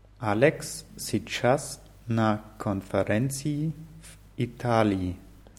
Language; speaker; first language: Russian; non-native, learner; German